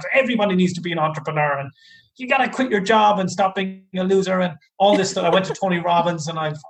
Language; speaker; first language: English; native; English